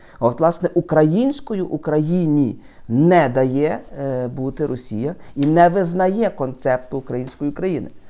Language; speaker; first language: Ukrainian; native; Ukrainian